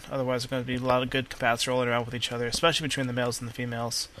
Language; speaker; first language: English; native; English